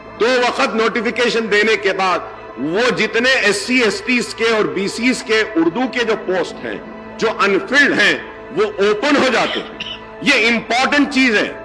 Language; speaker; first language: Urdu; native; Urdu